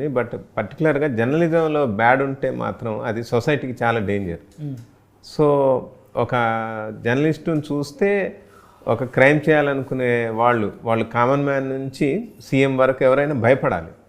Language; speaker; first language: Telugu; native; Telugu